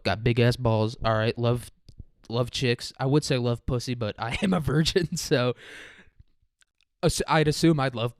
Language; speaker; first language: English; native; English